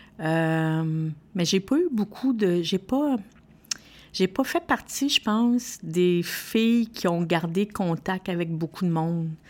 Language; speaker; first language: French; native; French